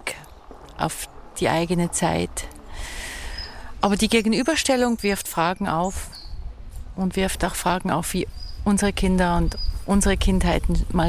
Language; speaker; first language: German; native; German